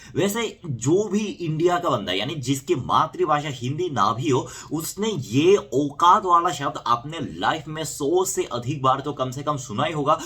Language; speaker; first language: Hindi; non-native, fluent; Korean